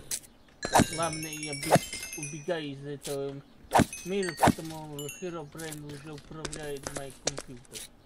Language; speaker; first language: Russian; non-native, learner; Latvian